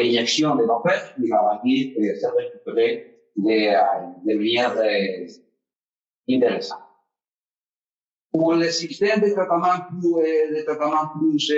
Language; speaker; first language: French; non-native, fluent; Spanish